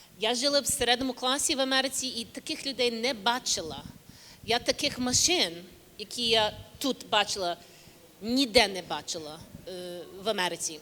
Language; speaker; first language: Ukrainian; early bilingual, heritage; English